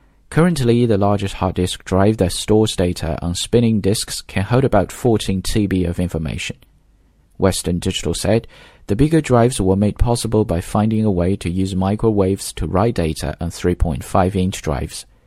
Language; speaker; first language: English; non-native, fluent; Chinese